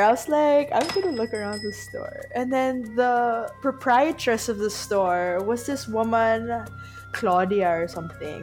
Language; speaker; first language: English; non-native, local second language; Filipino